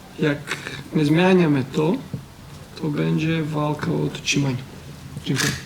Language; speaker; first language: Polish; non-native, learner; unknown